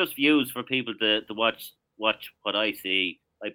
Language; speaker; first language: English; native; English